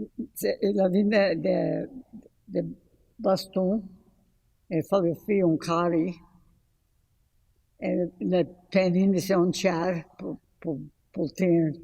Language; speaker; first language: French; early bilingual, heritage; French